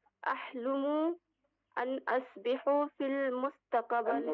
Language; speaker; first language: Arabic; non-native, learner; Bangla